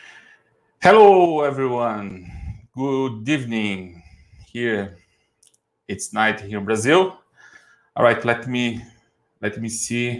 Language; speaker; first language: English; non-native, learner; Portuguese